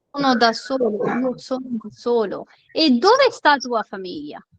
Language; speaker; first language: Italian; non-native, fluent; Urdu